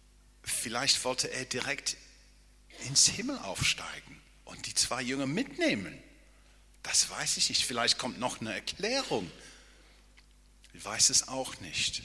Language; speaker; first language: German; non-native, fluent; English